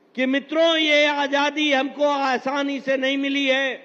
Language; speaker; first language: Hindi; native; Hindi